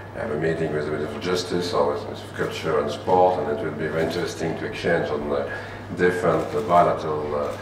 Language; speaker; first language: English; non-native, fluent; French